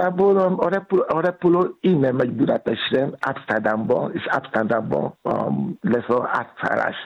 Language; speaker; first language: Hungarian; non-native, learner; Yoruba